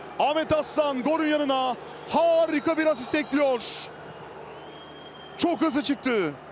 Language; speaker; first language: Turkish; native; Turkish